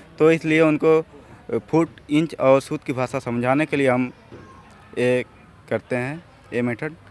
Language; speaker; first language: Hindi; native; Hindi